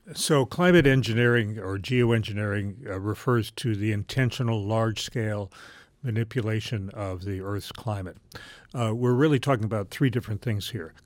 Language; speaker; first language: English; native; English